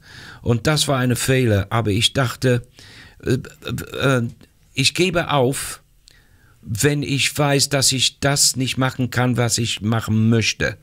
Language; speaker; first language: German; non-native, fluent; English